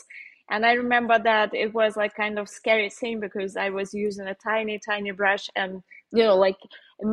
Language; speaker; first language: English; non-native, fluent; Russian